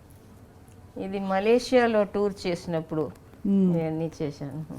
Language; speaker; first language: Telugu; non-native, local second language; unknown